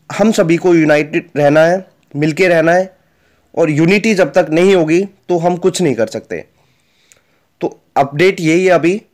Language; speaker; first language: Hindi; native; Hindi